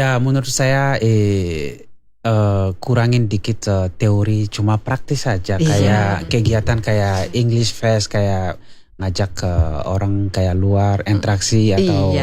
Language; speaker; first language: Indonesian; non-native, learner; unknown